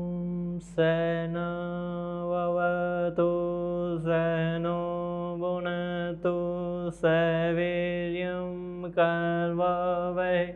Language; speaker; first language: Hindi; native; Hindi